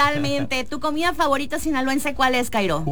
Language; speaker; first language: Spanish; native; Spanish